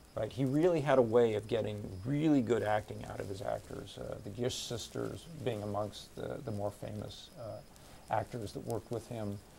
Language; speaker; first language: English; native; English